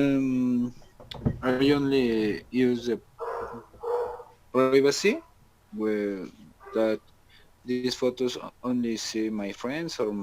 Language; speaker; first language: English; non-native, learner; Spanish